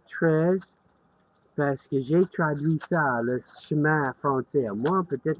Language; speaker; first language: French; non-native, learner; English